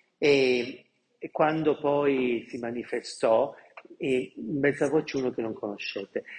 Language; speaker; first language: Italian; non-native, local second language; Sicilian